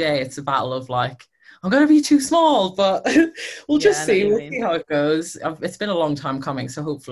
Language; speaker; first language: English; native; English